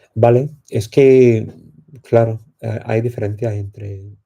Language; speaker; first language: Spanish; non-native, fluent; English